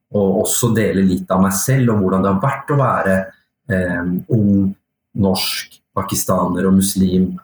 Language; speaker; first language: Norwegian; early bilingual, other home language; Urdu